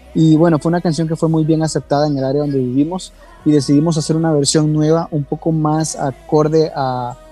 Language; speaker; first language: Spanish; native; Spanish